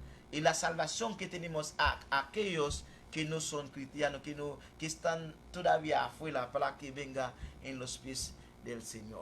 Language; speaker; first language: Spanish; non-native, fluent; Haitian Creole